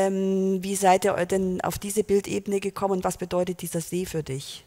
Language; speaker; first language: German; native; German